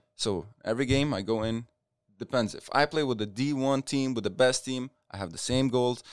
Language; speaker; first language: English; non-native, fluent; Arabic